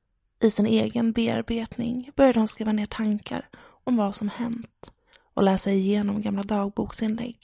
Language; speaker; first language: Swedish; native; Swedish